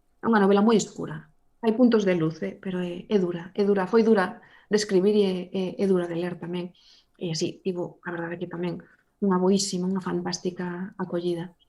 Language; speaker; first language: Galician; non-native, local second language; Spanish